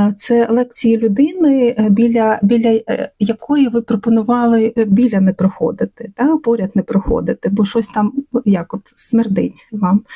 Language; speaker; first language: Ukrainian; non-native, local second language; Russian